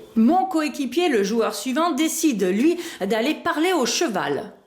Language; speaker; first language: French; native; French